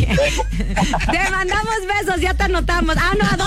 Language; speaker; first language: Spanish; native; Spanish